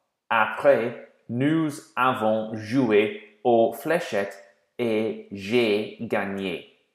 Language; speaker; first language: French; non-native, fluent; English